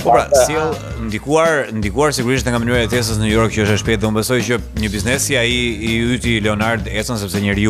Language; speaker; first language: Albanian; native; Albanian